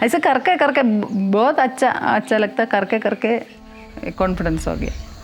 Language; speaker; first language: Hindi; non-native, local second language; Malayalam